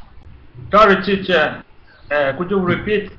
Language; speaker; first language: English; non-native, learner; Portuguese